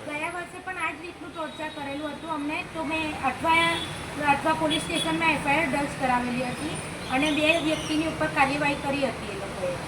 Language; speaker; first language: Gujarati; native; Gujarati